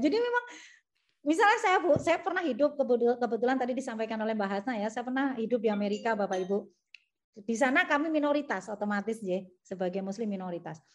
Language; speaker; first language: Indonesian; native; Indonesian